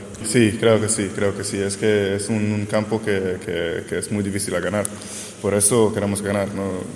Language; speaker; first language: Spanish; non-native, learner; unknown